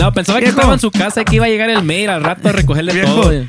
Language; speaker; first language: Spanish; early bilingual, other home language; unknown